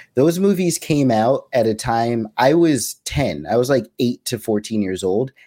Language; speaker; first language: English; native; English